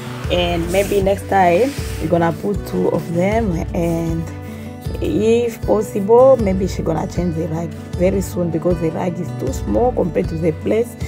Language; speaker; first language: English; non-native, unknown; Swahili